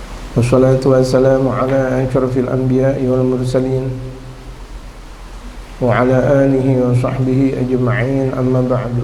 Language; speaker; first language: Arabic; non-native, fluent; Indonesian